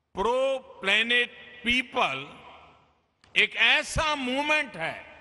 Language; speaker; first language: Hindi; non-native, local second language; Gujarati